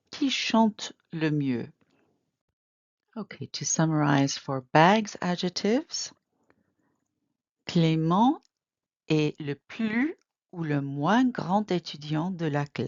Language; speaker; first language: French; non-native, fluent; English